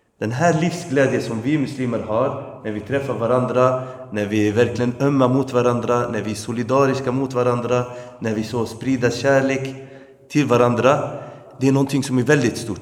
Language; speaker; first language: Swedish; early bilingual, other home language; Arabic